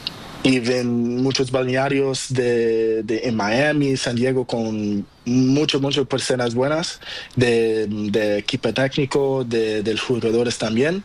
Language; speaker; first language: Spanish; non-native, learner; Portuguese